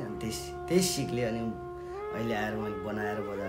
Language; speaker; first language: Nepali; native; Nepali